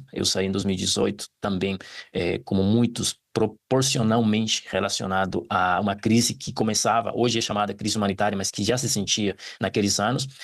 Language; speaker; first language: Portuguese; non-native, fluent; Spanish